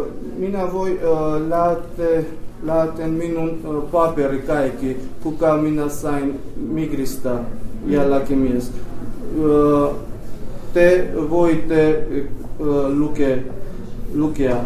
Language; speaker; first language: Finnish; non-native, learner; Armenian